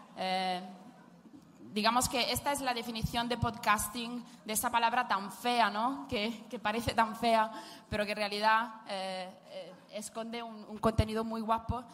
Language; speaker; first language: Spanish; non-native, fluent; Italian